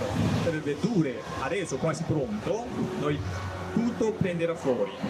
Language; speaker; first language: Italian; non-native, learner; Chinese